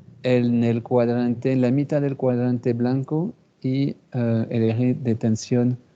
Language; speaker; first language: Spanish; non-native, fluent; French